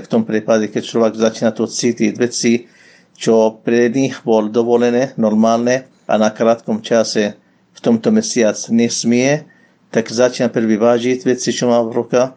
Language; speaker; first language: Slovak; non-native, learner; Arabic